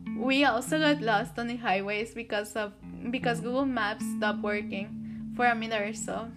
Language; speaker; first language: English; early bilingual, other home language; Spanish